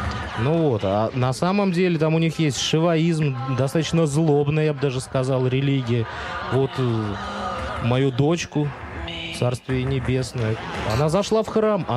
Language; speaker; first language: Russian; native; Russian